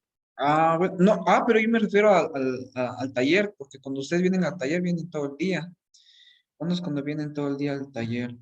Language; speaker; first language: Spanish; native; Spanish